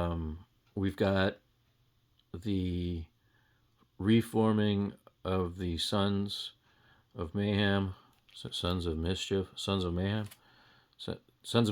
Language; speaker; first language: English; native; English